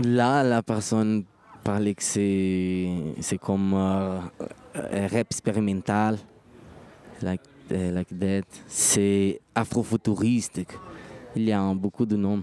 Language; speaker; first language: French; non-native, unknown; Portuguese